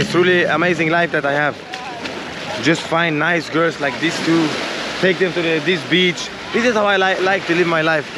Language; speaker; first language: English; non-native, fluent; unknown